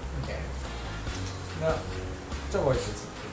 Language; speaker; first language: Finnish; early bilingual, other home language; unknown